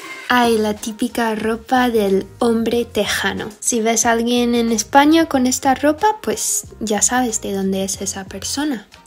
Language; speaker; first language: Spanish; non-native, fluent; English